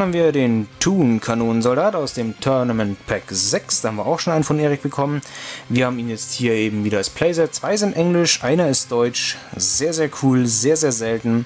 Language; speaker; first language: German; native; German